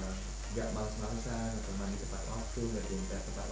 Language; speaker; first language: Indonesian; native; Indonesian